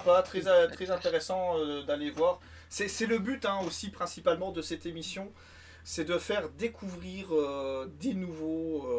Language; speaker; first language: French; native; French